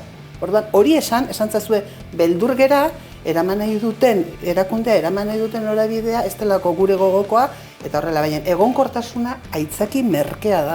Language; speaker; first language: Basque; native; Basque